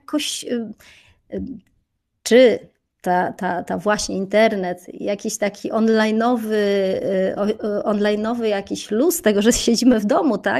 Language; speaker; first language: Polish; native; Polish